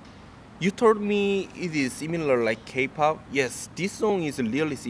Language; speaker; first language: English; non-native, learner; Korean